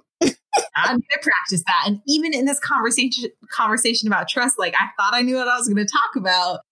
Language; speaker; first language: English; native; English